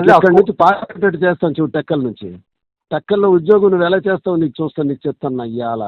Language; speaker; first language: Telugu; native; Telugu